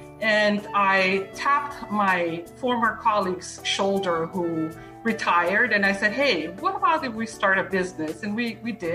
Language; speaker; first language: English; non-native, fluent; Dutch